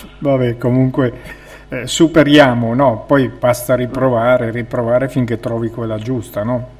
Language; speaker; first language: Italian; native; Italian